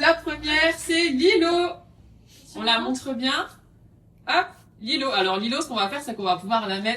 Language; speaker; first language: French; native; French